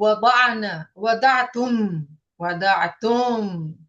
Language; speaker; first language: Arabic; non-native, fluent; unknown